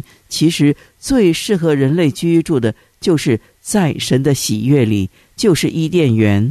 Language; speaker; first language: Chinese; native; Chinese